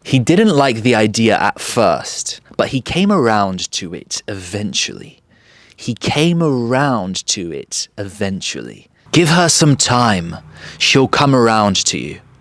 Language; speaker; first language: English; early bilingual, other home language; Polish